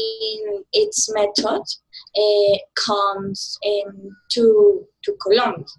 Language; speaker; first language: English; non-native, learner; Spanish